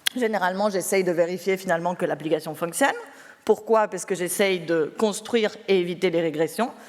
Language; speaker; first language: French; non-native, fluent; Spanish